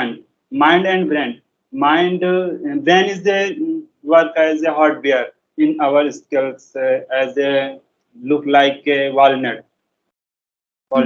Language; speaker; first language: English; non-native, learner; Hindi